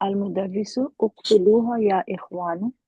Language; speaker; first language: Arabic; non-native, learner; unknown